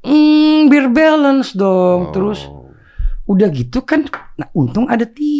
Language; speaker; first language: Indonesian; native; Indonesian